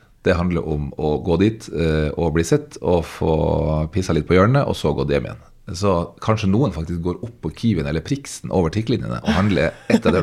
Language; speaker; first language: Norwegian; native; Norwegian